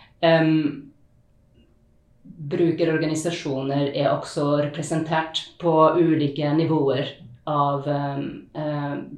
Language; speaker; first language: Norwegian; non-native, fluent; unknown